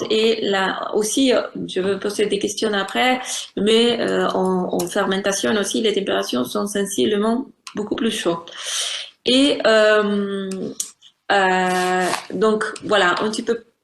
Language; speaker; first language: French; non-native, fluent; Spanish